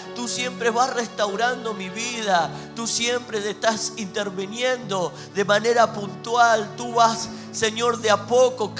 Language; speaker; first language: Spanish; native; Spanish